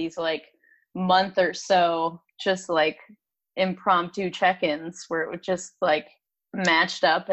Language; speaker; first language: English; native; English